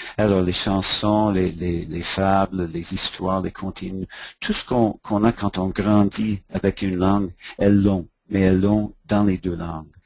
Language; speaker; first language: French; non-native, local second language; English